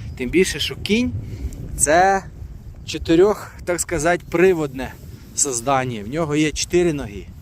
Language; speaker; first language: Ukrainian; non-native, local second language; Russian